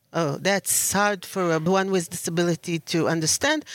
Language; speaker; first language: English; non-native, learner; Hebrew